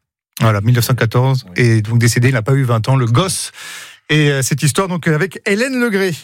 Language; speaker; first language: French; native; French